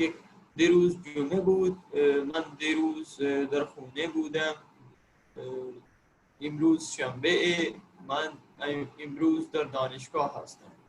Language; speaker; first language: Persian; non-native, learner; Urdu